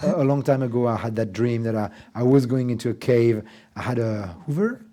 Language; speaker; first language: English; non-native, fluent; French